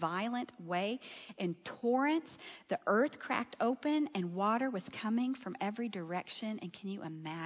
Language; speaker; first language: English; native; English